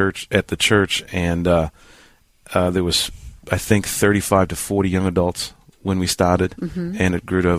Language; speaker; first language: English; native; English